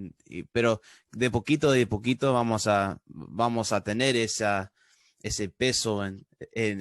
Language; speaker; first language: Spanish; early bilingual, heritage; Spanish